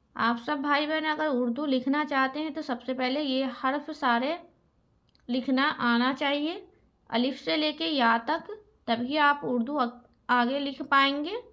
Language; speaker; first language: Hindi; native; Hindi